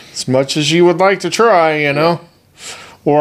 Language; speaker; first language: English; native; English